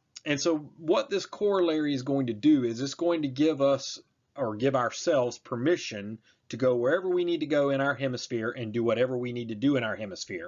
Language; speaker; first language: English; native; English